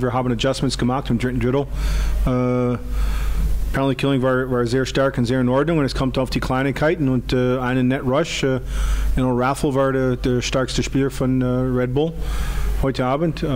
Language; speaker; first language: German; non-native, fluent; English